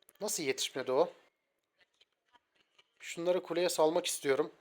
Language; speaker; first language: Turkish; native; Turkish